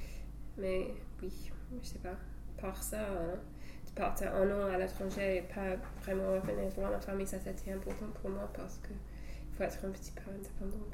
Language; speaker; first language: French; non-native, fluent; English